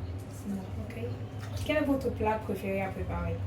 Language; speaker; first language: French; early bilingual, heritage; English